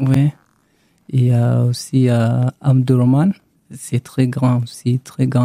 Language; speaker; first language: French; non-native, learner; Arabic